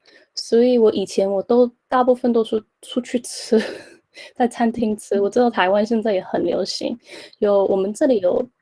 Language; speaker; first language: Chinese; early bilingual, heritage; Chinese